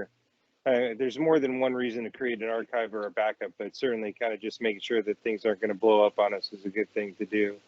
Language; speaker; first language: English; native; English